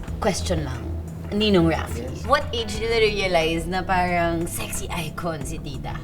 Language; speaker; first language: Filipino; native; Filipino